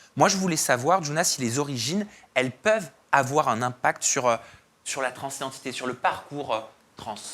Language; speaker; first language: French; native; French